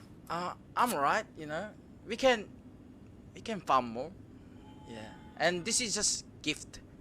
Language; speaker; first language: English; non-native, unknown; Korean